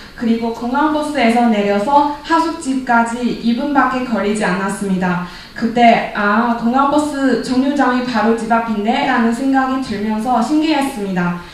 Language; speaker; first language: Korean; non-native, fluent; Chinese